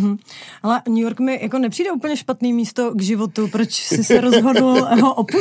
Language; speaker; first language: Czech; native; Czech